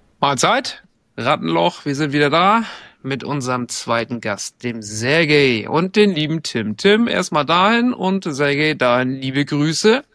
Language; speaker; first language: German; native; German